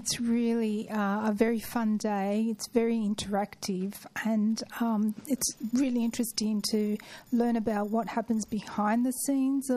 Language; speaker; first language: English; native; English